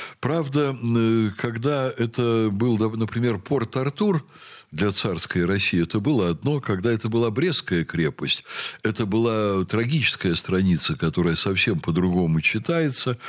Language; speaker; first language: Russian; native; Russian